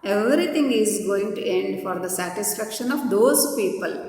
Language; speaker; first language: English; non-native, local second language; Kannada